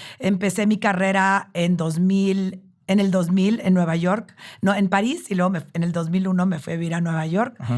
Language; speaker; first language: Spanish; early bilingual, heritage; Spanish